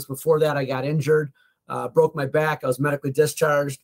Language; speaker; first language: English; native; English